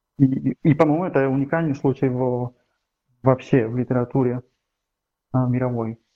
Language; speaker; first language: Russian; non-native, fluent; Catalan